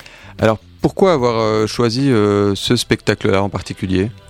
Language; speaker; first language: French; native; French